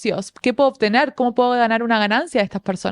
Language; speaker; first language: Spanish; native; Spanish